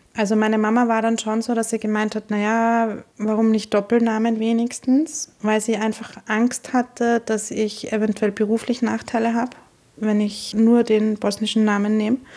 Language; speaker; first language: German; native; German